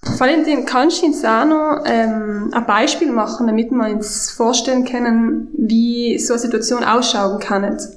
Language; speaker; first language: German; native; German